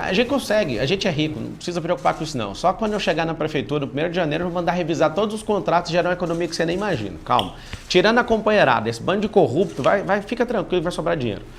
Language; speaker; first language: Portuguese; native; Portuguese